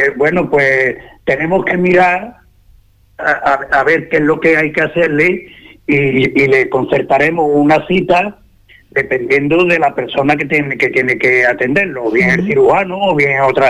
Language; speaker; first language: Spanish; native; Spanish